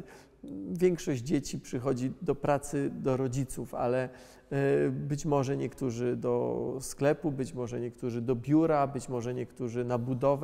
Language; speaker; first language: Polish; native; Polish